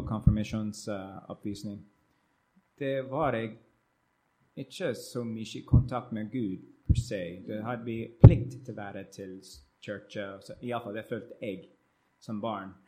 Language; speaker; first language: Norwegian; non-native, learner; English